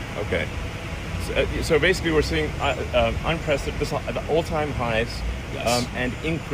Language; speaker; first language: English; native; English